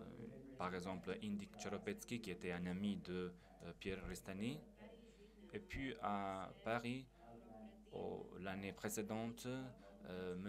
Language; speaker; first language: French; non-native, fluent; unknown